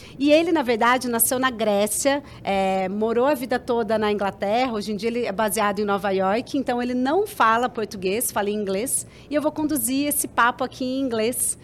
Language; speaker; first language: Portuguese; native; Portuguese